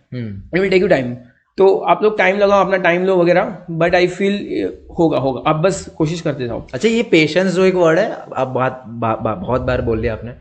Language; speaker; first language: Hindi; native; Hindi